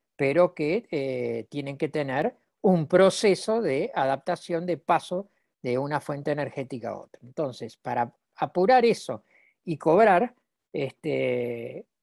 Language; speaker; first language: Spanish; native; Spanish